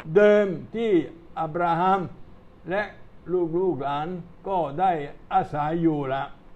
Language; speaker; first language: Thai; non-native, fluent; Italian